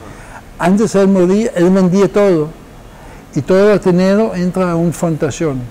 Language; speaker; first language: Spanish; non-native, fluent; Danish